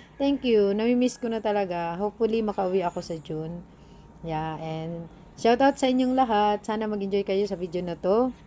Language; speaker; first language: Filipino; non-native, local second language; Bikol